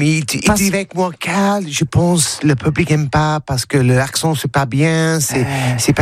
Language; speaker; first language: French; non-native, fluent; English